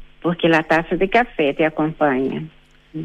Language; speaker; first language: Spanish; non-native, fluent; Portuguese